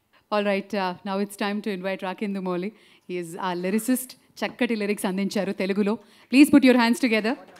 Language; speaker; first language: English; non-native, local second language; Telugu